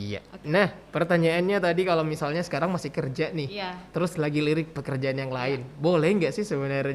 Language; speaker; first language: Indonesian; native; Indonesian